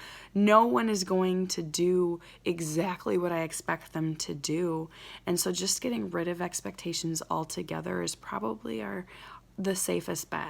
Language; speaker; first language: English; native; English